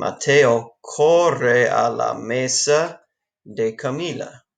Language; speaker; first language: Spanish; non-native, fluent; English